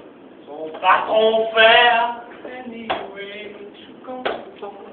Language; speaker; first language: French; non-native, learner; English